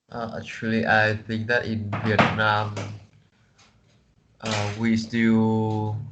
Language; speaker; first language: English; non-native, learner; Vietnamese